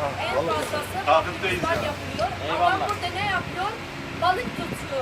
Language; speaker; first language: Turkish; non-native, learner; Arabic